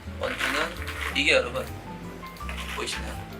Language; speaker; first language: Korean; native; Korean